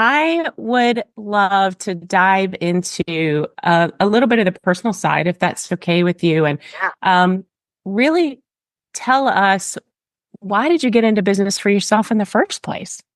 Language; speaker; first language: English; native; English